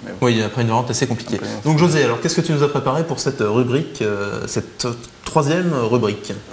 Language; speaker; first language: French; native; French